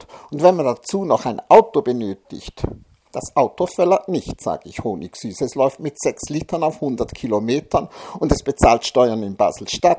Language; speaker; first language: German; native; German